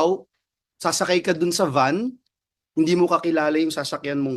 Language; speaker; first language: Filipino; native; Filipino